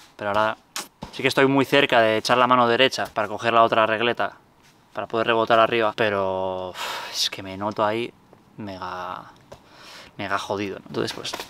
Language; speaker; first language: Spanish; native; Spanish